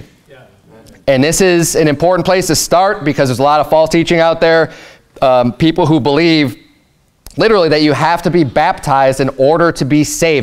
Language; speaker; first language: English; native; English